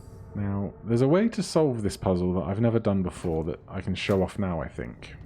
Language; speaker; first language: English; native; English